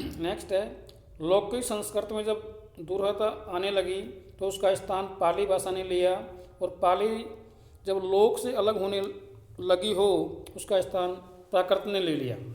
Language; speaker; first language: Hindi; native; Hindi